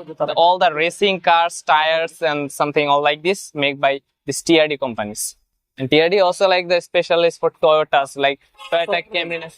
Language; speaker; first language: English; non-native, learner; Bangla